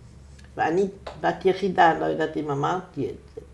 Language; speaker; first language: Hebrew; non-native, fluent; German